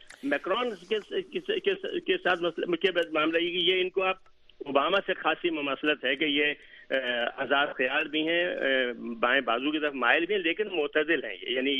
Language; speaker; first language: Urdu; native; Urdu